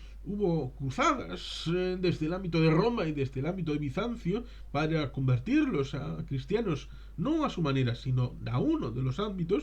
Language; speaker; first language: Spanish; native; Spanish